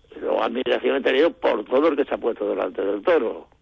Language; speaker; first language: Spanish; native; Spanish